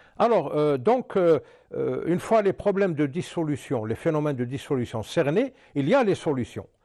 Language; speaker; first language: French; non-native, local second language; Arabic